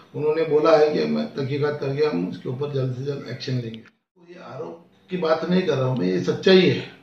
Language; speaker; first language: Hindi; non-native, local second language; Marathi